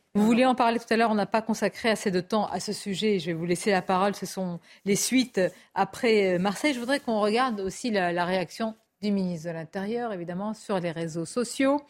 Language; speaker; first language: French; native; French